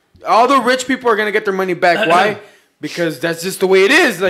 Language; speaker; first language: English; early bilingual, other home language; Spanish